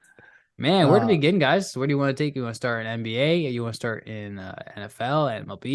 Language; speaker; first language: English; native; English